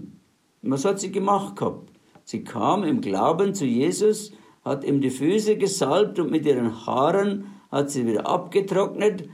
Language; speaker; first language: German; native; German